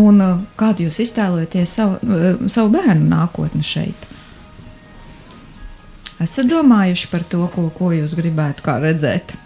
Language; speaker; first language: Latvian; native; Latvian